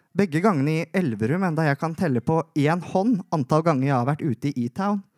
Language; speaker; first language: Norwegian; native; Norwegian